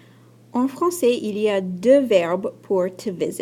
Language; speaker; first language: French; non-native, fluent; English